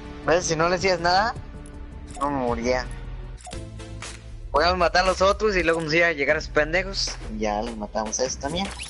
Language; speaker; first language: Spanish; early bilingual, heritage; Spanish